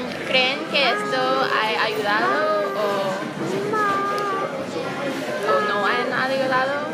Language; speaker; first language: Spanish; non-native, learner; English